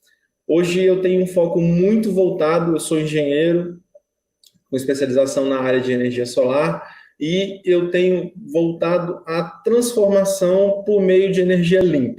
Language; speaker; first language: Portuguese; native; Portuguese